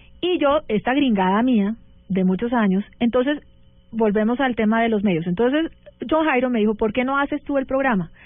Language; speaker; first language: Spanish; early bilingual, heritage; Spanish